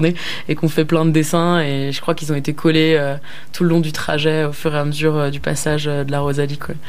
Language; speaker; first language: French; native; French